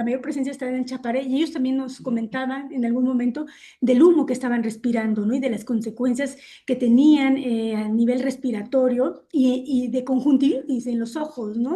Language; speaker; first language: Spanish; native; Spanish